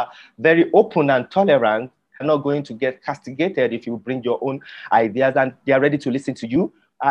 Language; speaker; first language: English; non-native, local second language; Yoruba